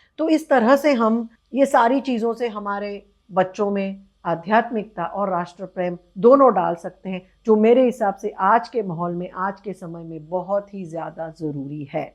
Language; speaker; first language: Hindi; non-native, local second language; Gujarati